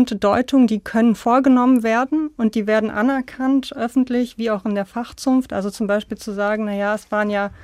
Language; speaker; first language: German; native; German